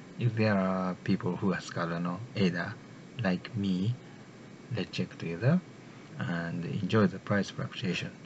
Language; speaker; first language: English; non-native, learner; Japanese